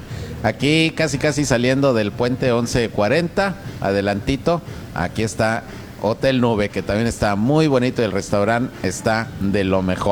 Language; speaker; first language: Spanish; native; Spanish